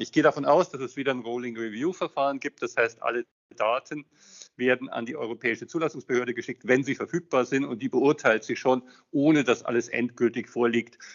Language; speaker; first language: German; native; German